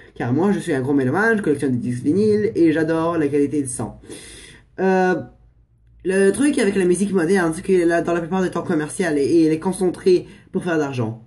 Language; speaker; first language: French; non-native, fluent; Russian